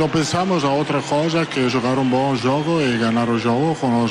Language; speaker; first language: Portuguese; non-native, fluent; Italian